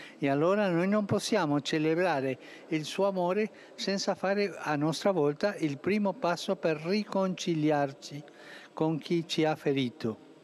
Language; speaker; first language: Italian; native; Italian